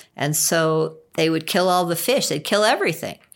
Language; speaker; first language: English; native; English